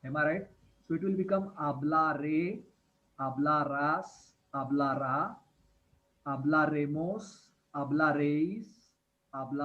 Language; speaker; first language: Spanish; non-native, fluent; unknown